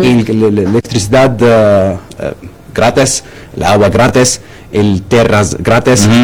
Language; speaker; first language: Spanish; non-native, learner; Arabic